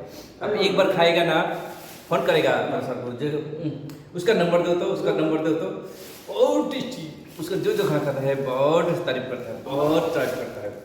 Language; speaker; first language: Hindi; non-native, local second language; Bangla